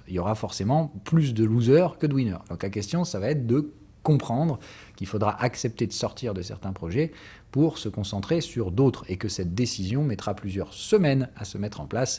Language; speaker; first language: French; native; French